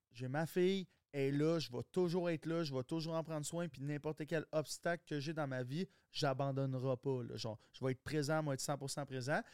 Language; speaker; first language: French; early bilingual, other home language; English